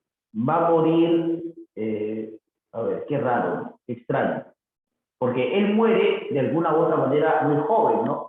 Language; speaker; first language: Spanish; native; Spanish